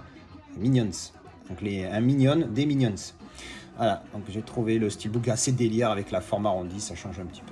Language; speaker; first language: French; native; French